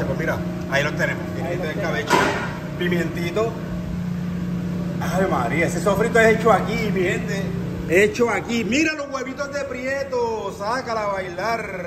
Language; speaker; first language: Spanish; native; Spanish